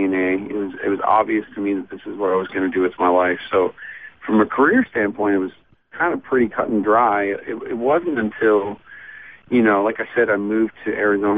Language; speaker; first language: English; native; English